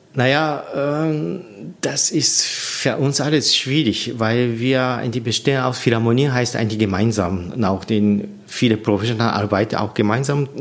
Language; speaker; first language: German; non-native, learner; Japanese